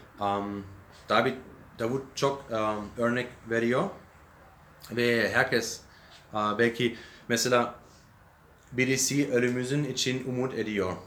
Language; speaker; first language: Turkish; non-native, learner; German